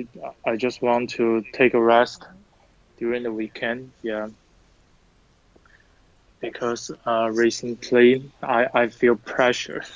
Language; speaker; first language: English; non-native, learner; Chinese